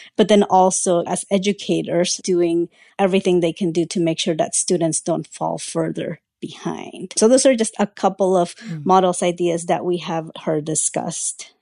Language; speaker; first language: English; early bilingual, other home language; Spanish